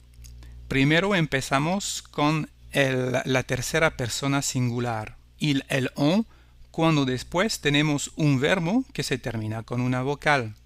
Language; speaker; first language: Spanish; non-native, fluent; French